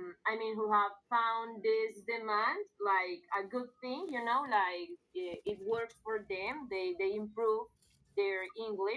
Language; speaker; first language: English; non-native, fluent; Spanish